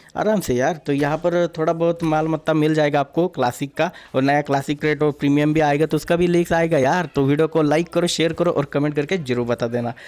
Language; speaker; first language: Hindi; non-native, local second language; Marathi